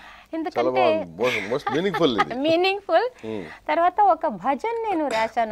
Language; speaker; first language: Telugu; non-native, local second language; Tamil